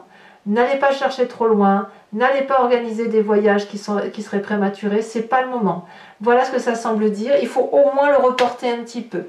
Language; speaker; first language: French; native; French